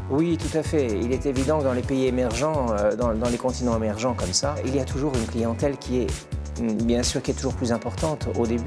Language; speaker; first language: French; native; French